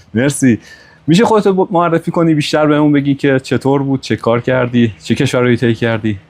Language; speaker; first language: Persian; native; Persian